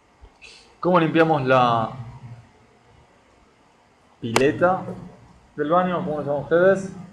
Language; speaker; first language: Spanish; native; Spanish